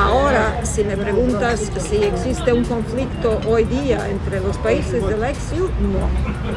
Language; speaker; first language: Spanish; non-native, fluent; Serbian